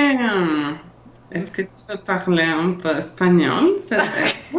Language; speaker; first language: French; non-native, learner; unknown